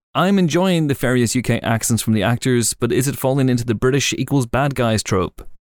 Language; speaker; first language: English; native; English